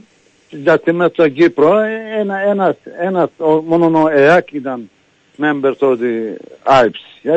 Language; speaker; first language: Greek; non-native, local second language; Turkish